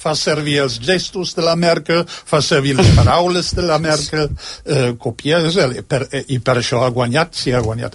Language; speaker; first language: Catalan; non-native, fluent; German